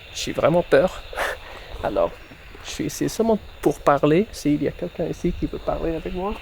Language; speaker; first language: French; non-native, learner; English